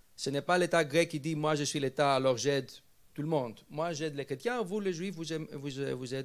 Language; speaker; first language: French; non-native, fluent; Greek